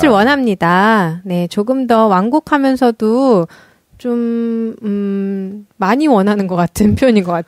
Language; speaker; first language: Korean; native; Korean